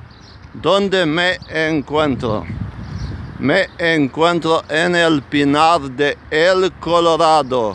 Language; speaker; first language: Spanish; non-native, fluent; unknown